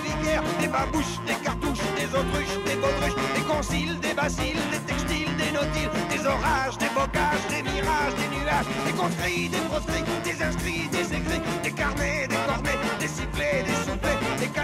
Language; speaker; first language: French; native; French